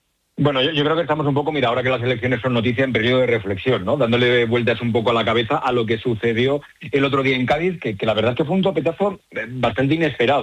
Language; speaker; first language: Spanish; native; Spanish